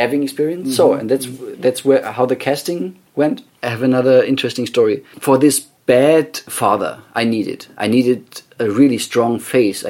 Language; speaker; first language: English; non-native, fluent; German